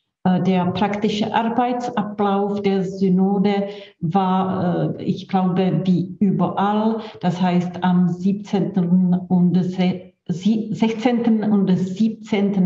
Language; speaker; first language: German; non-native, fluent; Czech